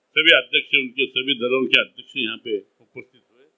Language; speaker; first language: Hindi; non-native, local second language; Marathi